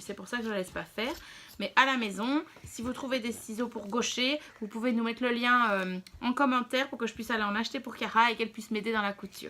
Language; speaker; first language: French; native; French